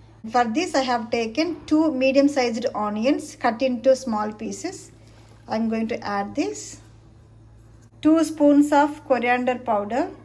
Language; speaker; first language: English; non-native, local second language; Telugu